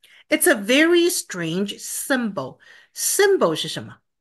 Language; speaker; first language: English; non-native, fluent; Chinese